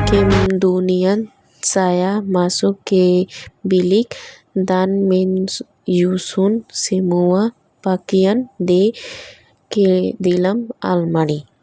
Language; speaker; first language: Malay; non-native, learner; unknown